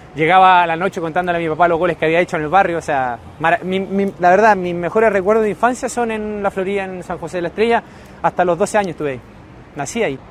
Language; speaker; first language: Spanish; native; Spanish